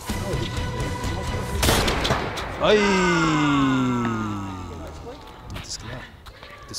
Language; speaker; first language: Dutch; native; Dutch